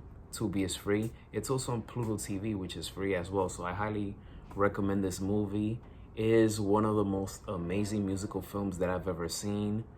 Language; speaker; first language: English; native; English